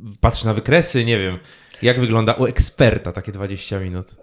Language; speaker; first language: Polish; native; Polish